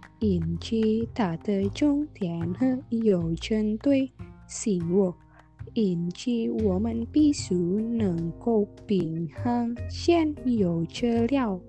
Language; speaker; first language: Chinese; non-native, learner; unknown